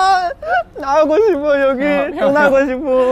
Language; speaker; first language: Korean; non-native, learner; Chinese